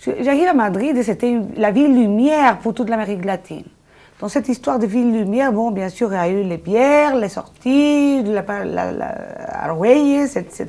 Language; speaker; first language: French; non-native, fluent; Spanish